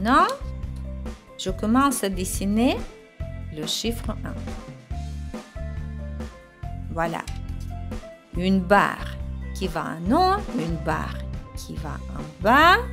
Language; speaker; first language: French; non-native, fluent; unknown